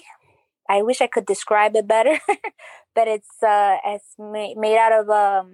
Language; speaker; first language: English; native; English